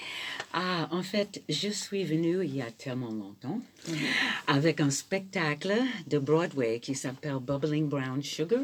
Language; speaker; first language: French; non-native, fluent; English